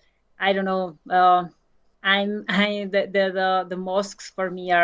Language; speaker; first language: English; non-native, learner; Spanish